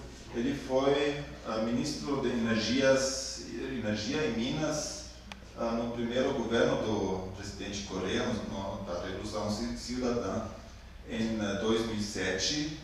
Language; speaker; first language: Portuguese; non-native, fluent; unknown